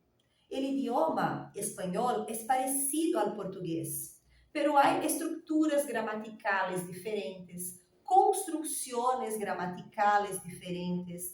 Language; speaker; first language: Spanish; non-native, fluent; Portuguese